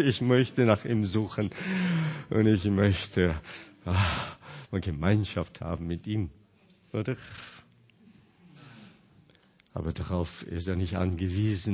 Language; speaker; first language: German; non-native, fluent; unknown